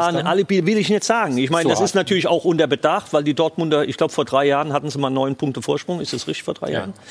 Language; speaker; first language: German; native; German